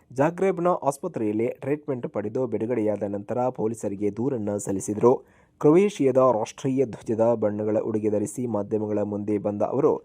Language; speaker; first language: Kannada; native; Kannada